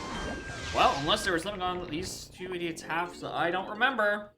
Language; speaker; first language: English; native; English